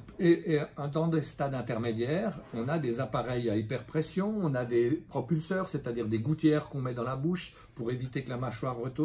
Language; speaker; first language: French; native; French